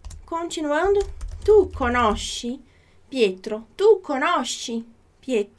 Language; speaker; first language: Italian; non-native, fluent; Portuguese